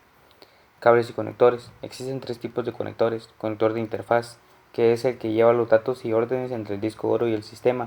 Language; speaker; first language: Spanish; native; Spanish